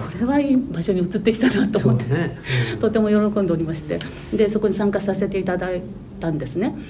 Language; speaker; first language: Japanese; native; Japanese